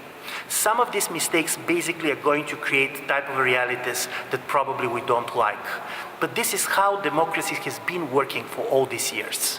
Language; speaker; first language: English; non-native, fluent; Bulgarian